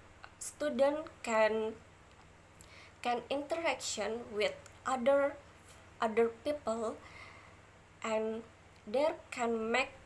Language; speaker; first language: English; non-native, learner; Indonesian